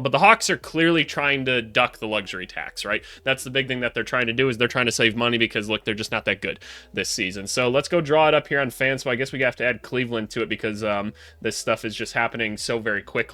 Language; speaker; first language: English; native; English